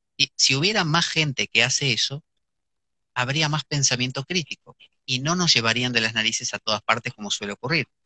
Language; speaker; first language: Spanish; native; Spanish